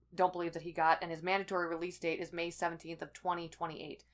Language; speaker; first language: English; native; English